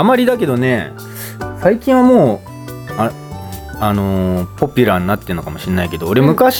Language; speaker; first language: Japanese; native; Japanese